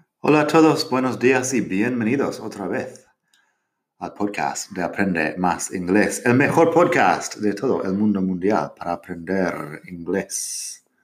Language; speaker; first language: Spanish; non-native, fluent; English